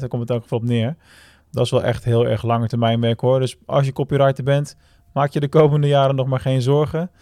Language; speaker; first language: Dutch; native; Dutch